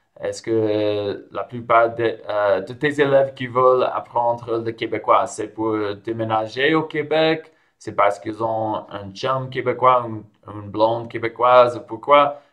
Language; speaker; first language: French; non-native, fluent; English